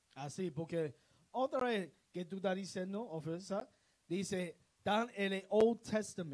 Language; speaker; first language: Spanish; non-native, learner; English